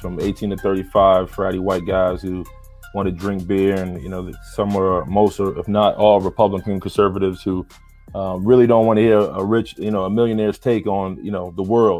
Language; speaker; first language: English; native; English